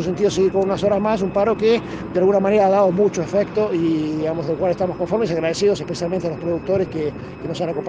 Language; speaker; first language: Spanish; native; Spanish